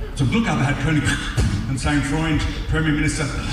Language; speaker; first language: German; non-native, fluent; English